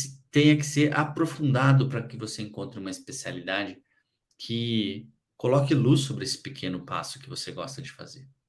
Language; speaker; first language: Portuguese; native; Portuguese